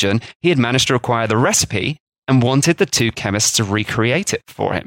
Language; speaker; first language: English; native; English